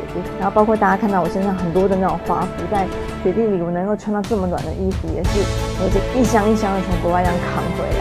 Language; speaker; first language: Chinese; native; Chinese